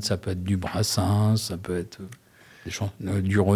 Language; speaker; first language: French; native; French